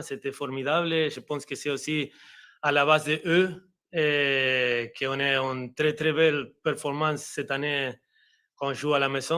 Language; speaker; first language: French; non-native, fluent; Spanish